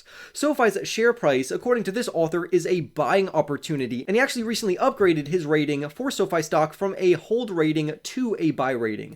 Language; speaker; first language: English; native; English